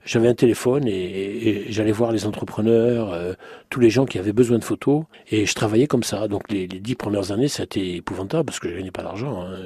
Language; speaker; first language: French; native; French